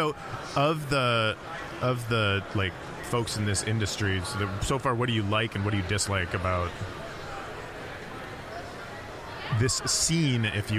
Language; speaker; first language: English; native; English